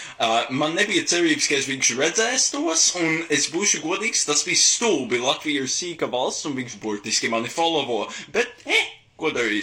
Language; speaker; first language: Latvian; non-native, local second language; English